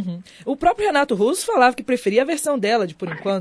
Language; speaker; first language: Portuguese; native; Portuguese